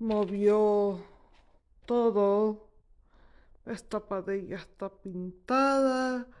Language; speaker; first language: Spanish; early bilingual, heritage; Spanish